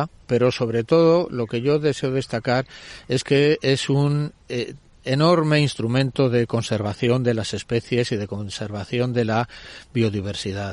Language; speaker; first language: Spanish; native; Spanish